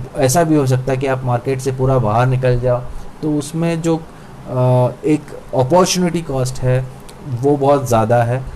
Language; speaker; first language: Hindi; non-native, local second language; Marathi